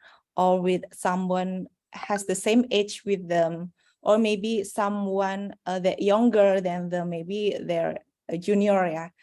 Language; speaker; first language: English; non-native, learner; Indonesian